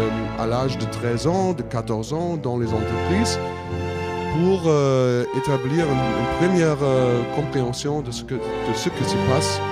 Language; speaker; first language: French; non-native, fluent; German